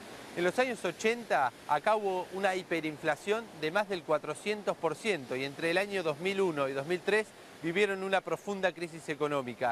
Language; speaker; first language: Spanish; native; Spanish